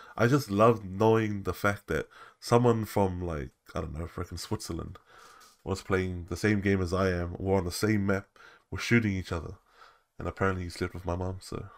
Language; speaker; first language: English; native; English